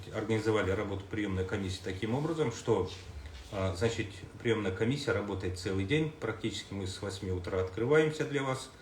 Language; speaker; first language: Russian; non-native, local second language; Kazakh